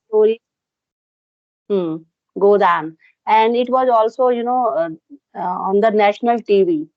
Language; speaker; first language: English; non-native, local second language; Hindi